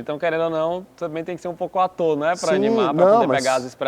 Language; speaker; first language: Portuguese; native; Portuguese